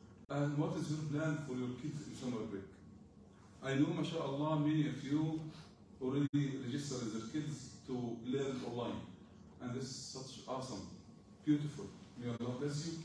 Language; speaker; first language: English; non-native, fluent; Arabic